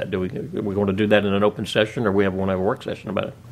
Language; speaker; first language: English; native; English